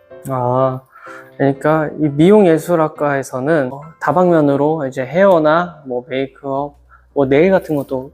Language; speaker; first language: Korean; native; Korean